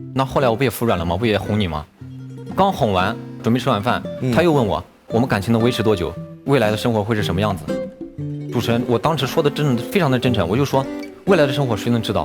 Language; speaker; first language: Chinese; native; Chinese